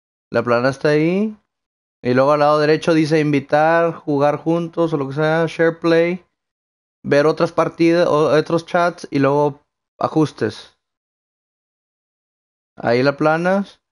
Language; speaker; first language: Spanish; early bilingual, heritage; Spanish